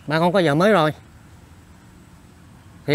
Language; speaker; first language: Vietnamese; native; Vietnamese